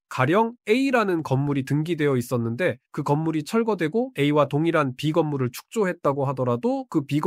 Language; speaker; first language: Korean; native; Korean